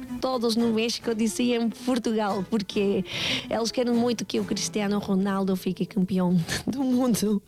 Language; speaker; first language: Portuguese; non-native, fluent; Spanish